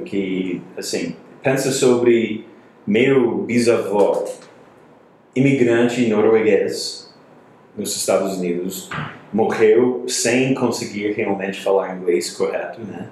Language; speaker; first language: Portuguese; non-native, fluent; English